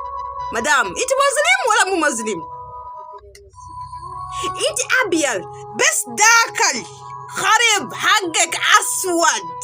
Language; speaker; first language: Arabic; non-native, learner; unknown